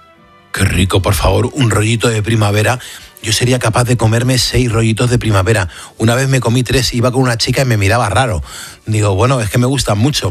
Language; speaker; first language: Spanish; native; Spanish